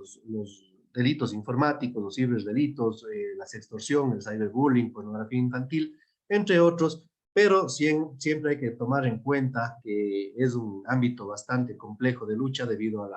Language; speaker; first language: Spanish; native; Spanish